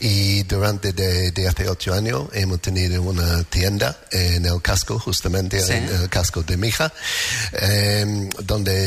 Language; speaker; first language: Spanish; non-native, learner; English